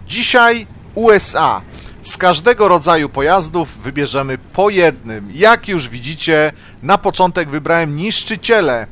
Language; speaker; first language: Polish; native; Polish